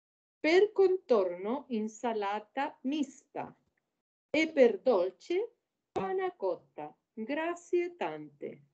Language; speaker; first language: Italian; non-native, learner; Spanish